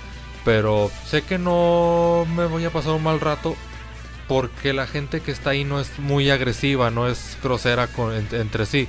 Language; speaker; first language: Spanish; native; Spanish